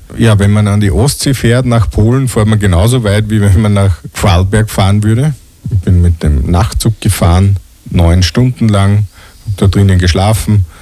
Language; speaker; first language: German; native; German